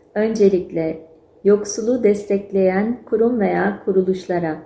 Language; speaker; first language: Turkish; native; Turkish